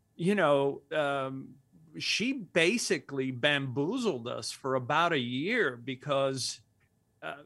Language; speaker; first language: English; early bilingual, other home language; Spanish